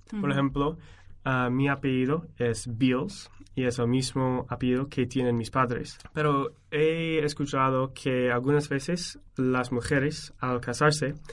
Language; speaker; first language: Spanish; non-native, fluent; English